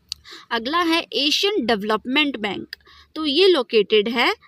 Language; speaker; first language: Hindi; native; Hindi